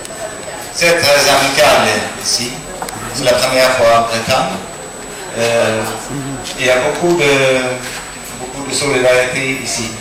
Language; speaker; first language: French; non-native, learner; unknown